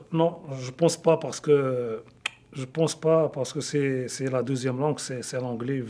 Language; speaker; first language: French; non-native, local second language; Arabic